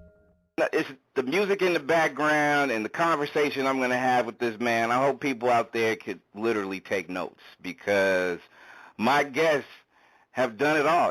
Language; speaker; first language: English; native; English